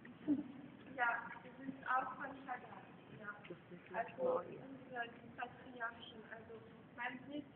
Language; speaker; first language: German; non-native, fluent; French